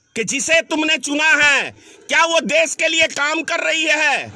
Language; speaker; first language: Hindi; native; Hindi